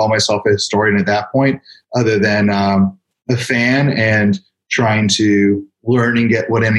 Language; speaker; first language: English; native; English